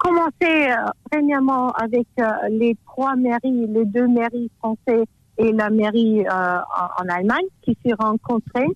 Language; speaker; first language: French; non-native, fluent; German